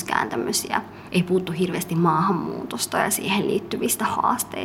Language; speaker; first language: Finnish; early bilingual, other home language; Somali